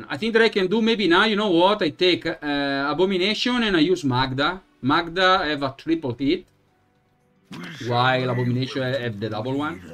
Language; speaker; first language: English; non-native, fluent; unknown